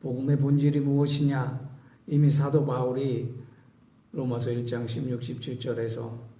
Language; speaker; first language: Korean; native; Korean